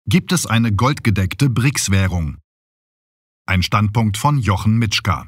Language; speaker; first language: German; native; German